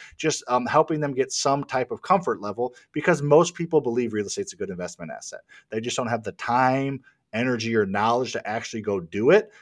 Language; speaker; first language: English; native; English